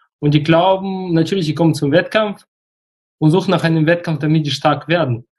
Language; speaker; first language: German; non-native, fluent; Russian